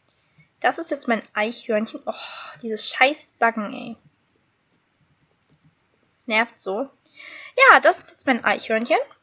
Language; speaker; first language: German; native; German